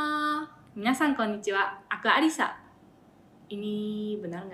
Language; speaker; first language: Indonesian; non-native, fluent; Japanese